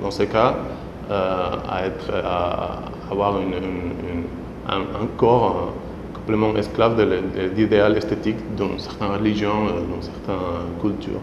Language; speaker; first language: French; non-native, fluent; Spanish